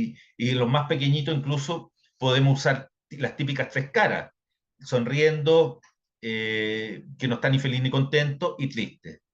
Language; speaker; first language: Spanish; native; Spanish